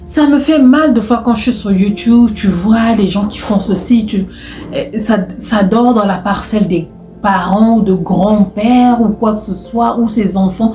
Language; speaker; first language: French; non-native, local second language; Lingala